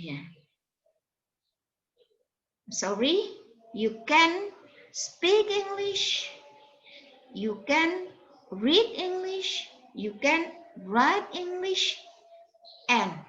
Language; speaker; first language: English; non-native, fluent; Indonesian